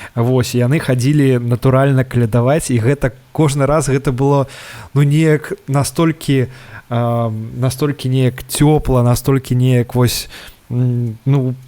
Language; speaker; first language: Belarusian; native; Belarusian